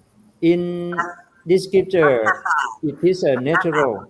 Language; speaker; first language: English; non-native, fluent; Thai